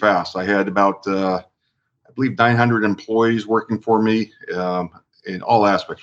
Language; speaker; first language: English; native; English